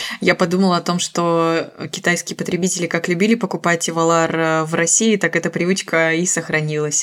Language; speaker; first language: Russian; native; Russian